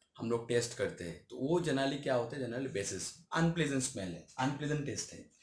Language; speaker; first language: Hindi; non-native, local second language; Bangla